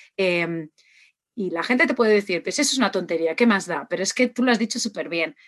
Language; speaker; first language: Spanish; native; Spanish